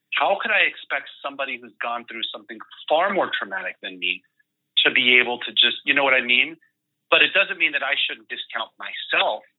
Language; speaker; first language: English; early bilingual, other home language; Spanish